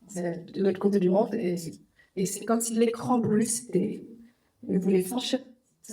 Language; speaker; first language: French; non-native, fluent; Vietnamese